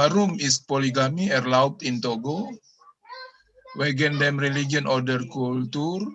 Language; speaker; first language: German; non-native, learner; Indonesian